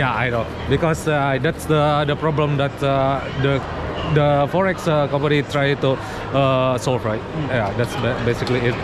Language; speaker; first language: English; non-native, fluent; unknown